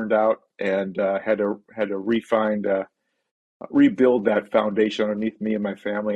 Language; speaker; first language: English; native; English